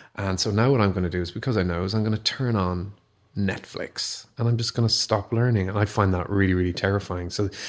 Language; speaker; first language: English; native; English